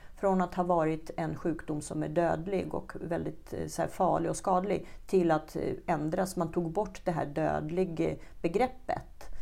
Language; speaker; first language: Swedish; early bilingual, other home language; Czech